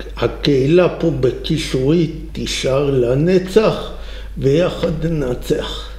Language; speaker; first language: Hebrew; native; Hebrew